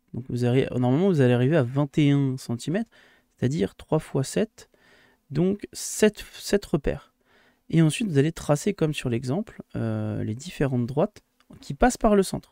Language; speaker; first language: French; native; French